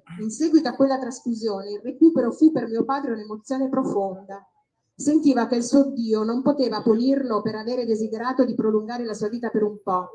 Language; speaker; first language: Italian; native; Italian